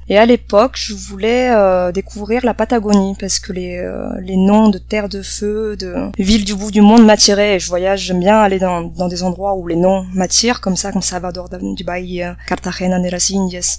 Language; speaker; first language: French; native; French